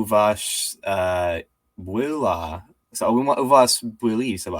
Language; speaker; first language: Russian; non-native, learner; English